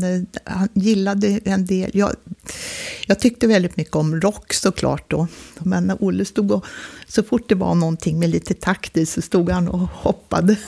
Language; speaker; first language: Swedish; native; Swedish